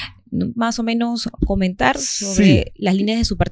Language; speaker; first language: Spanish; native; Spanish